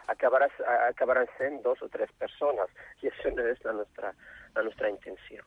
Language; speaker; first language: Catalan; non-native, fluent; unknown